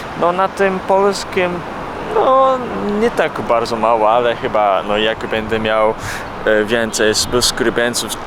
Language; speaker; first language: Polish; non-native, learner; Japanese